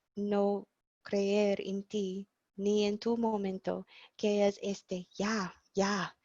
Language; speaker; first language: Spanish; non-native, fluent; English